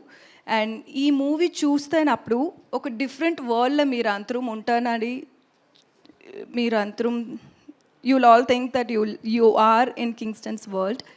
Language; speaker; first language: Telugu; non-native, learner; Tamil